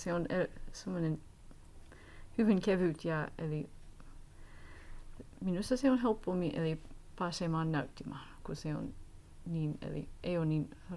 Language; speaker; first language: Finnish; non-native, learner; English